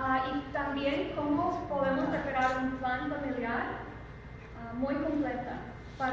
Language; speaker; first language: Spanish; early bilingual, other home language; English